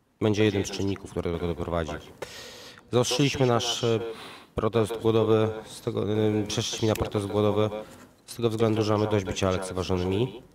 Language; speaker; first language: Polish; native; Polish